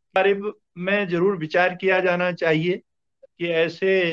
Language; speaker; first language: Hindi; native; Hindi